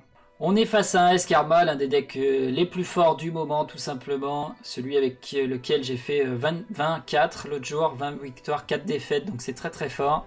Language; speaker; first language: French; native; French